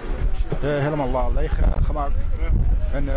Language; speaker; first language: Dutch; non-native, learner; Turkish